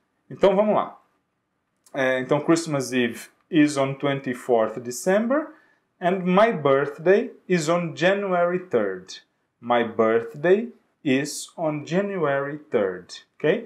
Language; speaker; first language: English; non-native, fluent; Portuguese